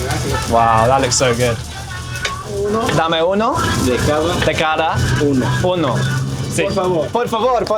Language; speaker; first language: Spanish; non-native, learner; English